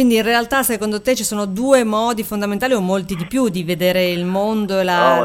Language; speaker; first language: Italian; native; Italian